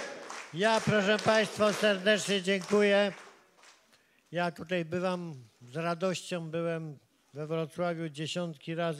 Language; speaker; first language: Polish; native; Polish